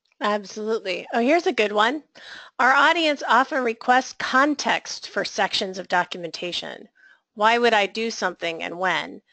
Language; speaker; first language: English; native; English